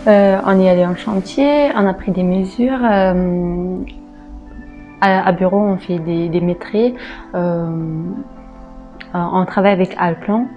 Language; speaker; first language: French; non-native, local second language; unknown